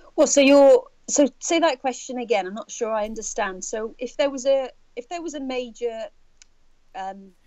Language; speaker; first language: English; native; English